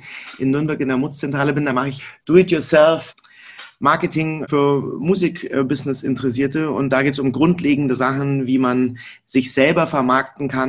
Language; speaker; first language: German; native; German